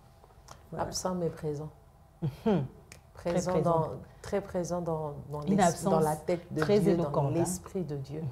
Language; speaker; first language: French; non-native, local second language; Lingala